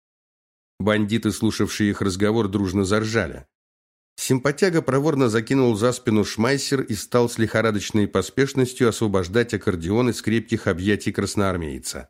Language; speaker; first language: Russian; native; Russian